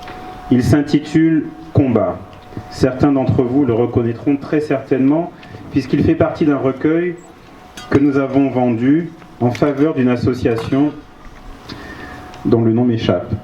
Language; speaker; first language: French; native; French